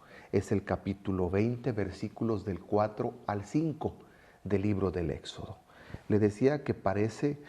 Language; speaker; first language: Spanish; native; Spanish